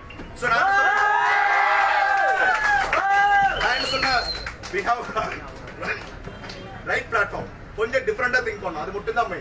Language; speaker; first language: Tamil; native; Tamil